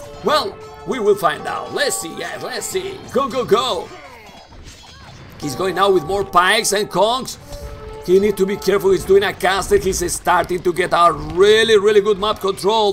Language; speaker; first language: English; non-native, fluent; Spanish